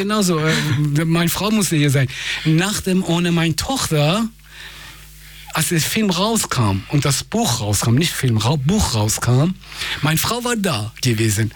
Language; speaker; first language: German; non-native, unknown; Persian